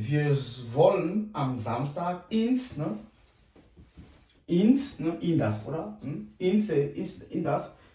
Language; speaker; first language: German; non-native, fluent; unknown